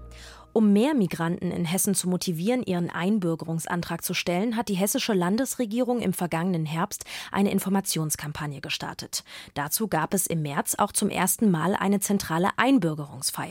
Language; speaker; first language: German; native; German